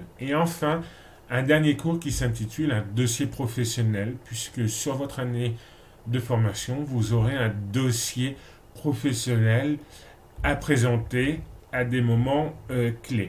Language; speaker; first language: French; native; French